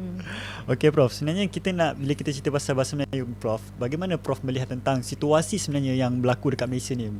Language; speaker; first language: Malay; native; Malay